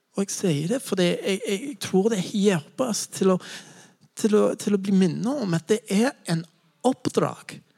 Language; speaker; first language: Norwegian; non-native, fluent; English